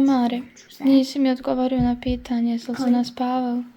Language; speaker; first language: Bosnian; native; Bosnian